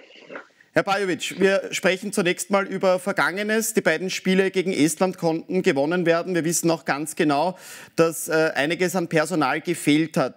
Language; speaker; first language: German; native; German